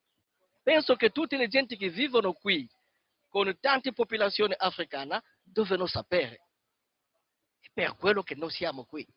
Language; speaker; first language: Italian; non-native, fluent; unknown